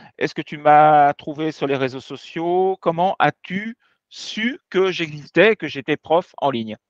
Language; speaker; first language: French; native; French